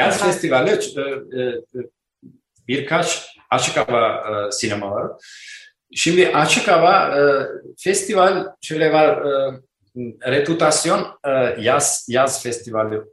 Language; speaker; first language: Turkish; non-native, learner; Albanian